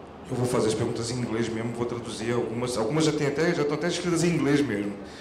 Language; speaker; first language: Portuguese; native; Portuguese